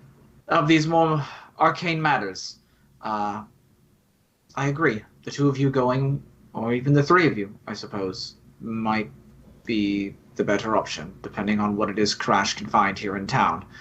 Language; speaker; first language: English; native; English